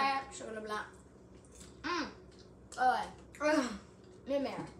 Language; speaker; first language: French; non-native, local second language; English